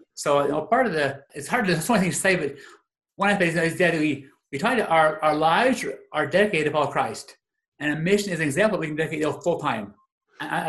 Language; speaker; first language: English; native; English